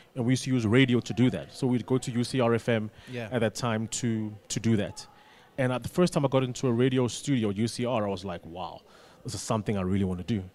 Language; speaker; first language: English; non-native, local second language; Xhosa